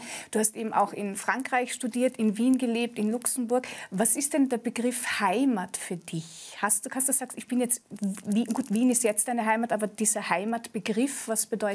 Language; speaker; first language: German; native; German